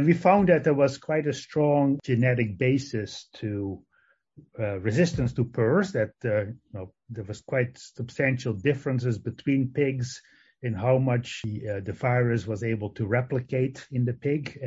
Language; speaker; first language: English; non-native, fluent; Dutch